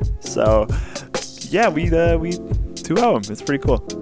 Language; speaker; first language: English; native; English